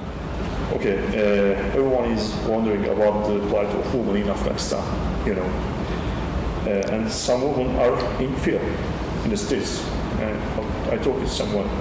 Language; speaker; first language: English; non-native, learner; Turkish